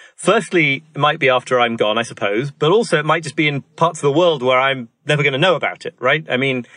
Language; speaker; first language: English; native; English